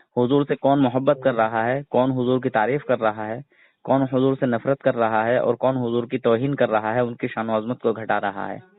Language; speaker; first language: Urdu; native; Urdu